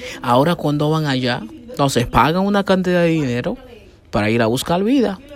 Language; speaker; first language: Spanish; non-native, fluent; Haitian Creole